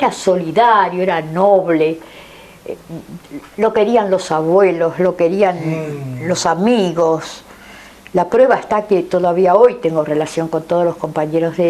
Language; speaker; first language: Spanish; native; Spanish